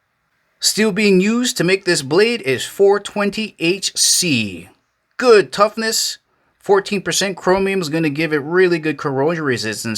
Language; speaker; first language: English; native; English